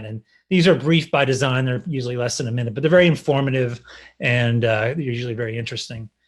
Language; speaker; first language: English; native; English